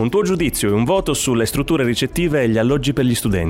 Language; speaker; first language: Italian; native; Italian